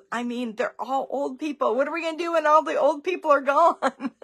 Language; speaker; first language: English; native; English